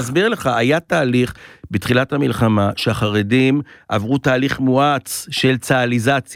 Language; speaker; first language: Hebrew; native; Hebrew